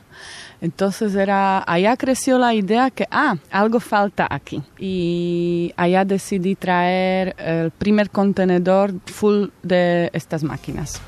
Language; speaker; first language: Spanish; non-native, fluent; Slovak